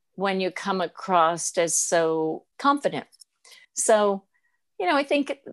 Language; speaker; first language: English; native; English